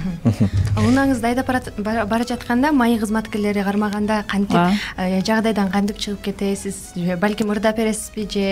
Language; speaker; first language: Kyrgyz; native; Kyrgyz